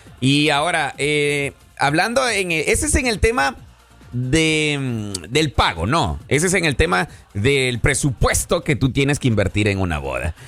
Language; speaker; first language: Spanish; native; Spanish